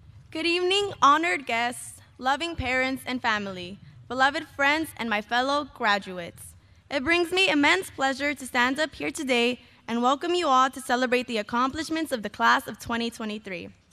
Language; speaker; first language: English; early bilingual, other home language; Spanish